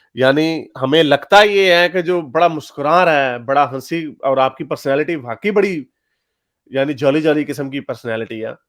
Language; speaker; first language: Urdu; native; Urdu